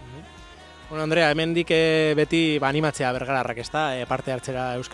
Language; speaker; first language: Basque; native; Basque